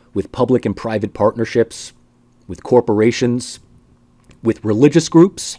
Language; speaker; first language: English; native; English